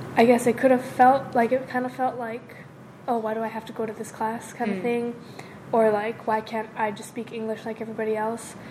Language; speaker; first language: English; early bilingual, other home language; Japanese